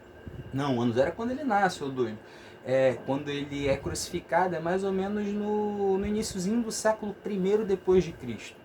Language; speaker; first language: Portuguese; native; Portuguese